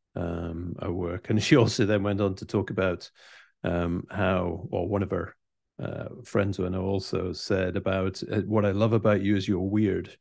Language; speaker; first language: English; native; English